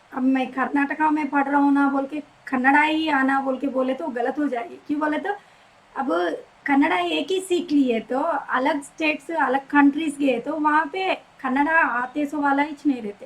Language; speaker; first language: Hindi; non-native, local second language; Telugu